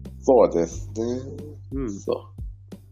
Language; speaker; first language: Japanese; non-native, learner; Persian